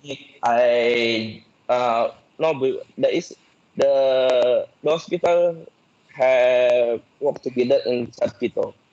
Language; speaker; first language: English; non-native, learner; Indonesian